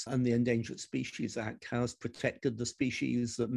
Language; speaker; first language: English; native; English